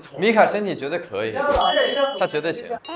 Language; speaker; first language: Chinese; native; Chinese